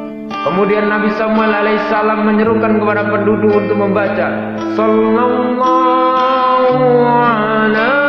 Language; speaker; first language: Indonesian; native; Indonesian